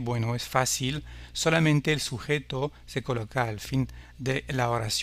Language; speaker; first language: Spanish; non-native, fluent; French